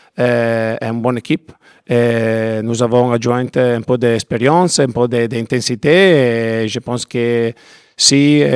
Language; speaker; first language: French; non-native, learner; Italian